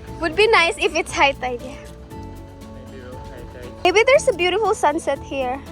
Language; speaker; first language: English; non-native, local second language; Filipino